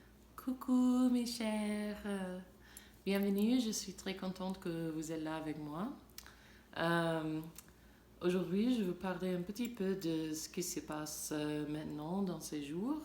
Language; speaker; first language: French; non-native, learner; English